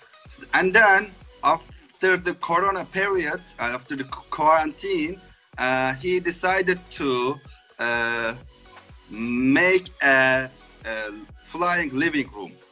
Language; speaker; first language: English; non-native, fluent; Turkish